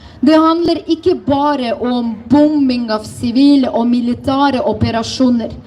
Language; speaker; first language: Norwegian; non-native, fluent; Ukrainian